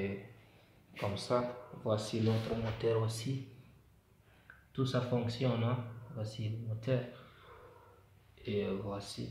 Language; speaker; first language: French; non-native, local second language; Fula